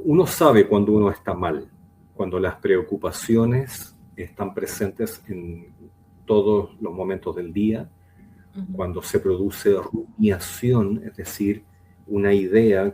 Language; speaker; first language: Spanish; native; Spanish